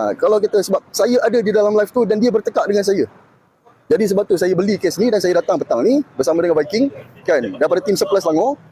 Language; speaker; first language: Malay; native; Malay